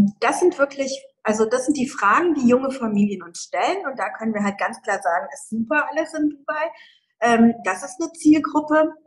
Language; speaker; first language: German; early bilingual, other home language; Persian